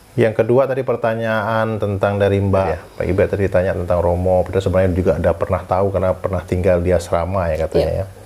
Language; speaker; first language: Indonesian; native; Indonesian